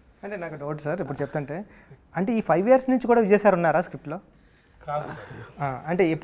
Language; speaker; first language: Telugu; native; Telugu